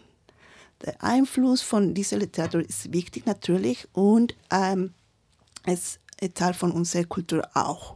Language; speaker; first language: German; non-native, learner; Spanish